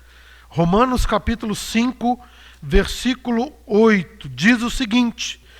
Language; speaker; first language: Portuguese; native; Portuguese